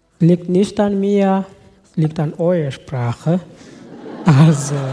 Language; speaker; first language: German; non-native, fluent; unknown